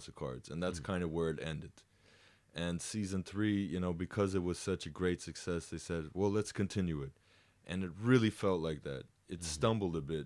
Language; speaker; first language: English; native; English